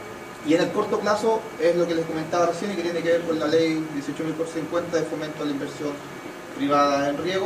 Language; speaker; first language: Spanish; native; Spanish